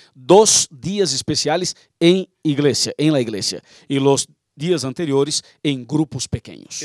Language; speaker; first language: Portuguese; non-native, learner; Spanish